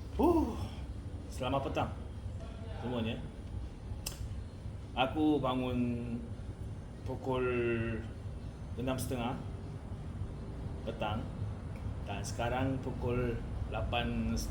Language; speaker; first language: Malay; non-native, learner; Korean